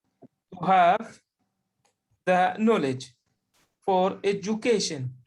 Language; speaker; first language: English; non-native, learner; Arabic